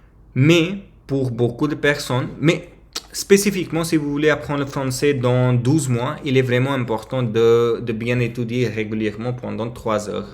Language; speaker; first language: French; non-native, learner; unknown